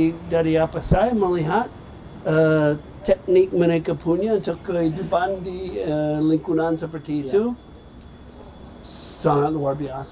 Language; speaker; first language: Indonesian; non-native, fluent; English